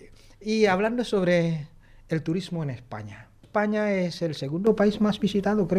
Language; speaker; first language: Spanish; non-native, fluent; Indonesian